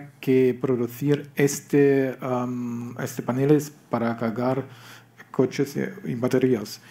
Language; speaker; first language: Spanish; non-native, learner; German